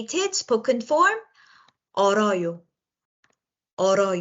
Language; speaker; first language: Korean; native; Korean